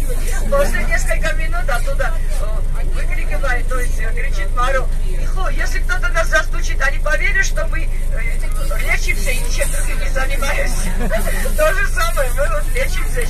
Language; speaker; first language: Russian; non-native, fluent; Georgian